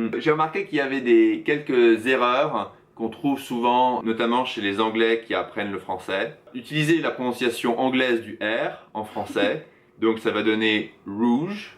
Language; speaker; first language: French; native; French